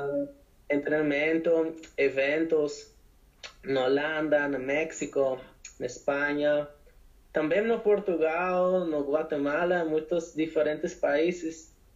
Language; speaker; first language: Portuguese; non-native, learner; Spanish